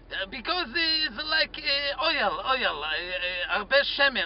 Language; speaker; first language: English; non-native, learner; Hebrew